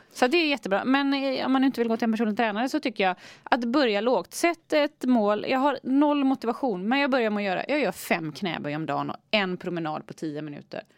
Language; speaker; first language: Swedish; native; Swedish